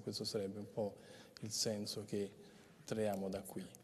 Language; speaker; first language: Italian; native; Italian